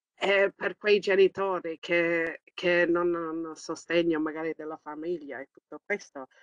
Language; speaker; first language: Italian; early bilingual, heritage; English